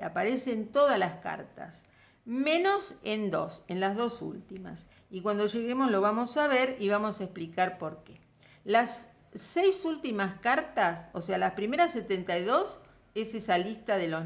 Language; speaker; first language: Spanish; native; Spanish